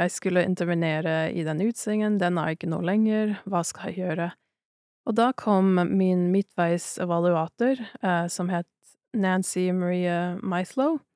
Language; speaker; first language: Norwegian; non-native, fluent; English